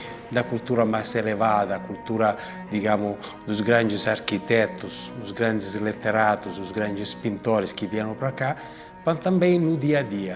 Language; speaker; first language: Portuguese; non-native, fluent; Italian